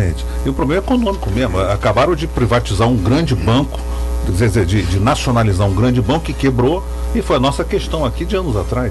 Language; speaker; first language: Portuguese; native; Portuguese